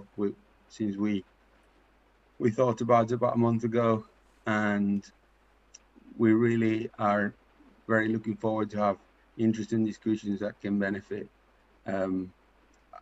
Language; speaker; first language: English; non-native, fluent; Spanish